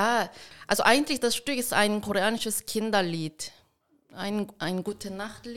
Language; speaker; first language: German; early bilingual, heritage; Korean